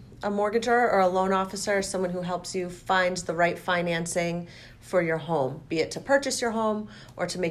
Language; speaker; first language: English; native; English